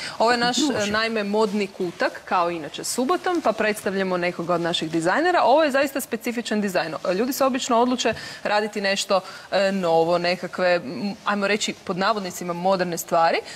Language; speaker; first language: Croatian; native; Croatian